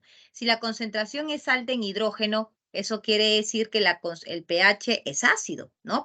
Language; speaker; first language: Spanish; native; Spanish